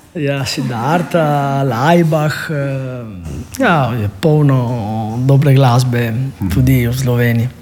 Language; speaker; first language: Slovenian; non-native, fluent; Italian